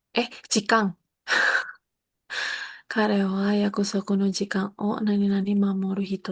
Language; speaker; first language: Japanese; non-native, learner; Indonesian